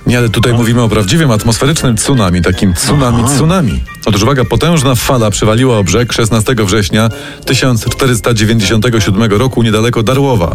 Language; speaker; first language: Polish; native; Polish